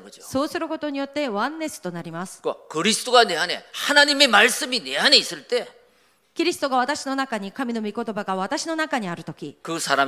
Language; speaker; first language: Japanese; non-native, fluent; Korean